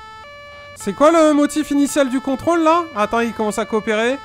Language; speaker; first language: French; native; French